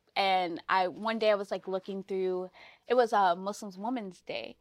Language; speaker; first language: English; native; English